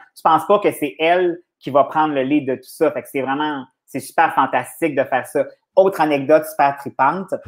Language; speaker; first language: French; native; French